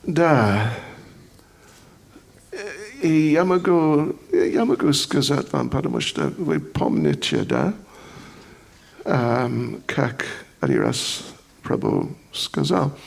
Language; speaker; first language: Russian; non-native, fluent; English